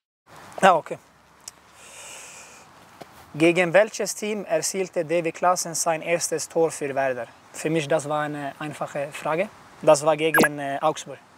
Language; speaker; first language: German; non-native, learner; Swedish